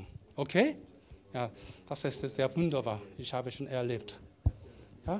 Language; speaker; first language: German; non-native, learner; Korean